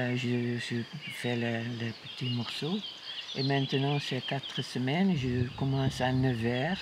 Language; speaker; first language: French; non-native, learner; Western Frisian